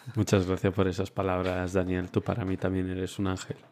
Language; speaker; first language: Spanish; early bilingual, other home language; Romanian